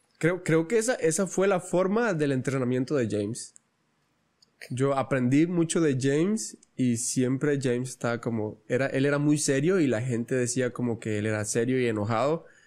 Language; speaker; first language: Spanish; native; Spanish